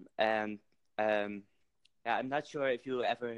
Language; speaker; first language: English; non-native, fluent; Dutch